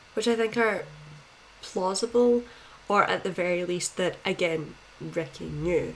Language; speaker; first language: English; native; English